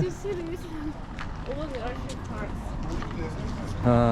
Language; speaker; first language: English; non-native, learner; Armenian